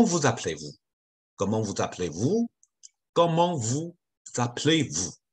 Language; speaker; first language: French; non-native, fluent; Chinese